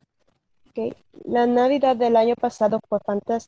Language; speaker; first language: Spanish; non-native, learner; English